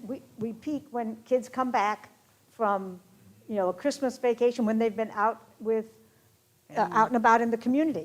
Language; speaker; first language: English; native; English